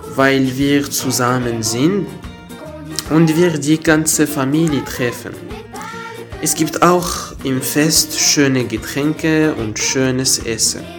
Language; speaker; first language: German; non-native, learner; Arabic